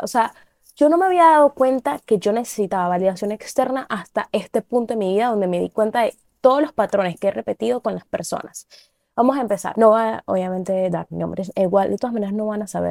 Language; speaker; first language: Spanish; native; Spanish